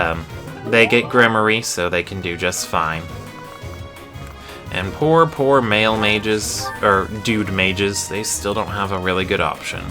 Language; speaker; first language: English; native; English